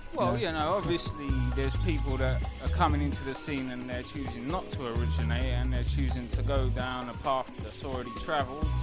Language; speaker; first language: English; native; English